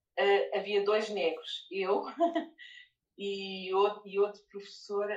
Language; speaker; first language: Portuguese; native; Portuguese